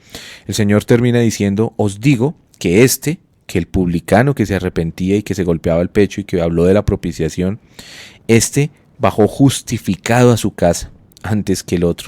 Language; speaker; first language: Spanish; native; Spanish